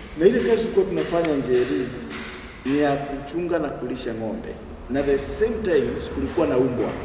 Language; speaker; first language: Swahili; non-native, local second language; Kikuyu